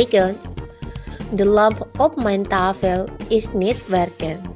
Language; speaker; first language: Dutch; non-native, learner; Indonesian